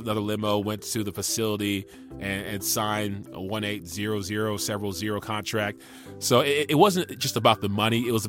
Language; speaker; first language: English; native; English